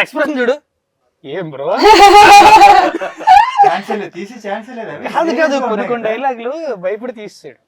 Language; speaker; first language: Telugu; native; Telugu